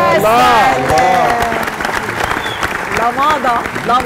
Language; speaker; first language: Arabic; native; Arabic